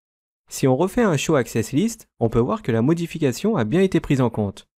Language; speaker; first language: French; native; French